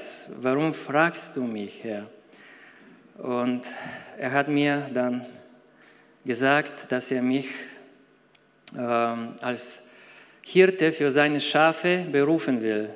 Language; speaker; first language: German; non-native, fluent; Bulgarian